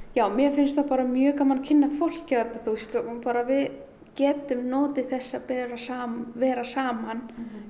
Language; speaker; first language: Icelandic; early bilingual, other home language; Amharic